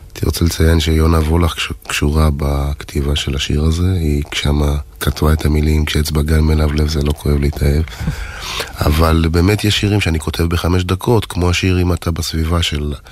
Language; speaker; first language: Hebrew; native; Hebrew